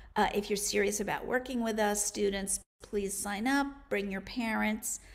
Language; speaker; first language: English; native; English